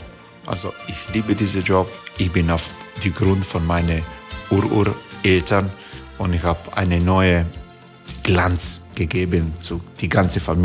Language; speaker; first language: German; non-native, fluent; Croatian